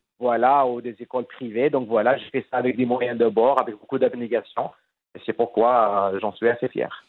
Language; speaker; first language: French; non-native, fluent; Arabic